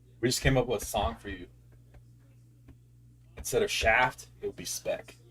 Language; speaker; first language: English; native; English